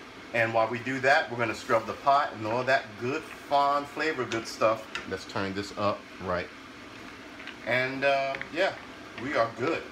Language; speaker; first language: English; native; English